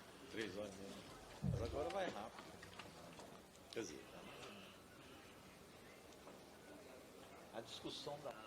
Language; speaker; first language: Portuguese; native; Portuguese